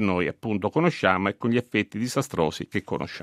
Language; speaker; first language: Italian; native; Italian